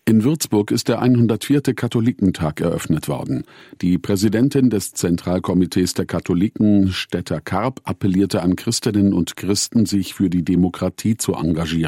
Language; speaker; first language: German; native; German